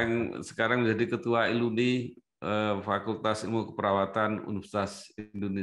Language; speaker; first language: Indonesian; native; Indonesian